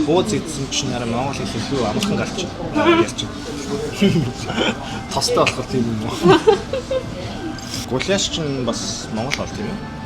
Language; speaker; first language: Mongolian; non-native, fluent; Korean